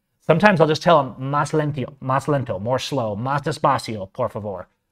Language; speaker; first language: Spanish; non-native, learner; English